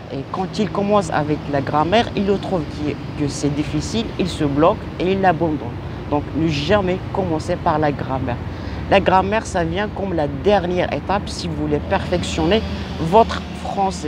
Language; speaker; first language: French; non-native, local second language; Arabic